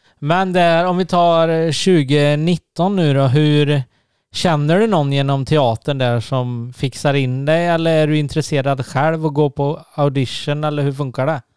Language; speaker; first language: Swedish; native; Swedish